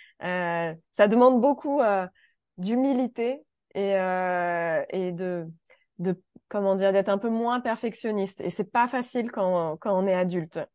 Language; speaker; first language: French; native; French